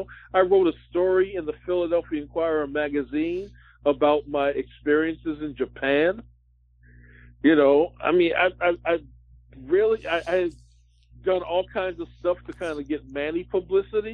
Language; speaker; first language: English; native; English